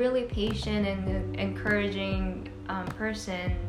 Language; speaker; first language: English; non-native, local second language; Cantonese